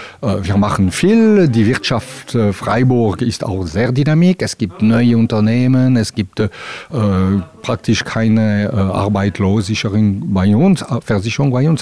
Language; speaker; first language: German; non-native, local second language; French